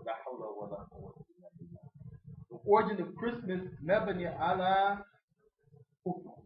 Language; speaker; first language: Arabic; non-native, fluent; English